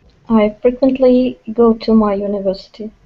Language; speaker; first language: English; non-native, learner; Russian